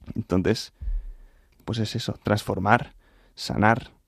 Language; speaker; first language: Spanish; native; Spanish